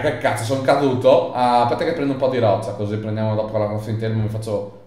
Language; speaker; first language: Italian; native; Italian